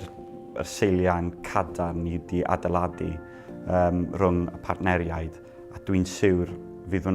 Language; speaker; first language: Welsh; non-native, local second language; English